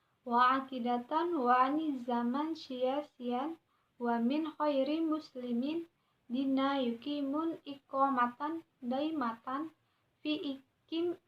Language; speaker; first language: Arabic; non-native, learner; Indonesian